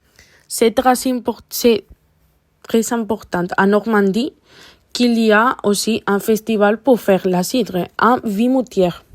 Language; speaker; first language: French; non-native, learner; Spanish